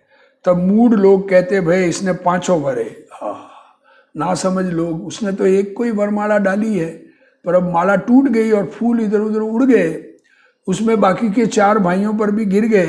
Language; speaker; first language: Hindi; native; Hindi